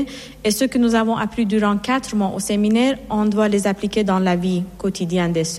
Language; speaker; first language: French; non-native, fluent; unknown